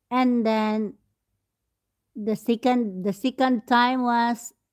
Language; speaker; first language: English; non-native, local second language; Cebuano